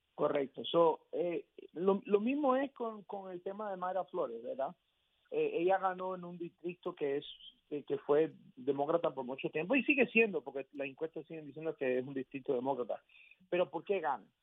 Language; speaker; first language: Spanish; early bilingual, heritage; Spanish